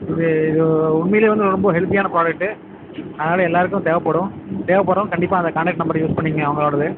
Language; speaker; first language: Tamil; native; Tamil